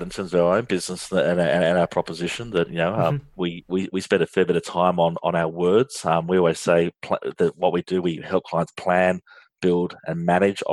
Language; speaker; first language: English; native; English